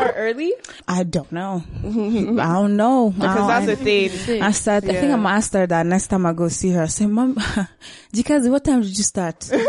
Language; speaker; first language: English; non-native, local second language; Kinyarwanda